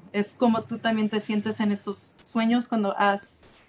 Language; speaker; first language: Spanish; early bilingual, heritage; Spanish